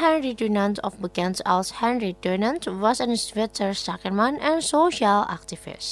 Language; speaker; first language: Dutch; non-native, fluent; Indonesian